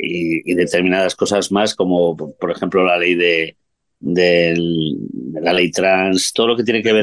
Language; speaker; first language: Spanish; native; Spanish